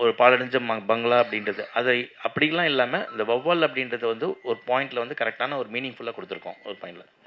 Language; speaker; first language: Tamil; native; Tamil